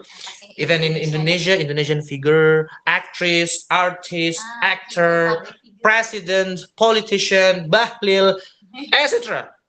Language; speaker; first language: English; non-native, fluent; Indonesian